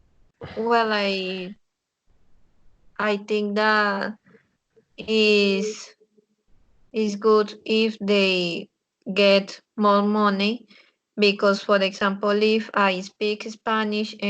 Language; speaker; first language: English; non-native, learner; Spanish